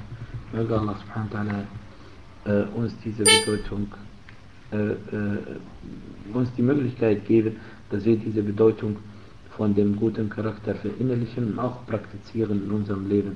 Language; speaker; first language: German; non-native, fluent; Arabic